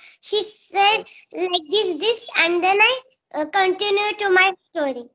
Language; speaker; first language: English; non-native, local second language; Marathi